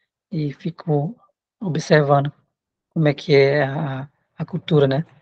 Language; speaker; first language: Portuguese; non-native, local second language; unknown